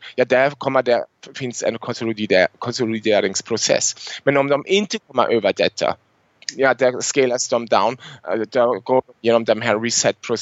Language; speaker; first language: Swedish; non-native, fluent; German